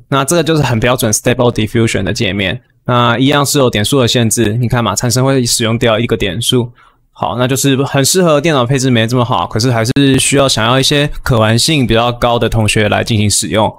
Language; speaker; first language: Chinese; native; Chinese